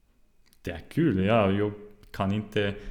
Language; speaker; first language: Swedish; non-native, learner; German